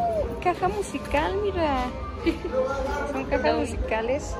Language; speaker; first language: Spanish; native; Spanish